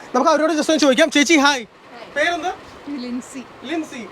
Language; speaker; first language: Malayalam; native; Malayalam